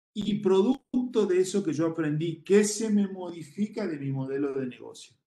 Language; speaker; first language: Spanish; native; Spanish